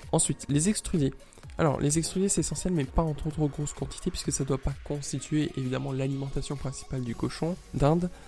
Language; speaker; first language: French; native; French